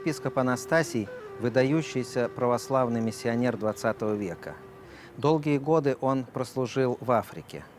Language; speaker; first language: Russian; native; Russian